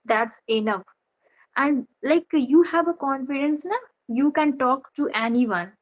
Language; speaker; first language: English; non-native, learner; Odia